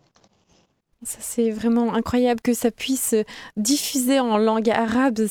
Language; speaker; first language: French; native; French